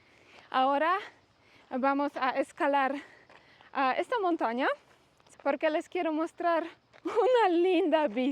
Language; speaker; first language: Spanish; non-native, learner; Polish